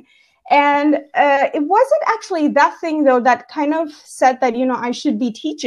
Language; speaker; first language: English; non-native, local second language; Gujarati